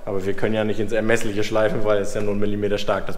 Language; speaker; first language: German; native; German